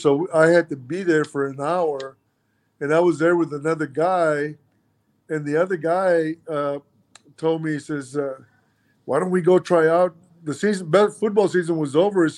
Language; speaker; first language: English; early bilingual, other home language; Spanish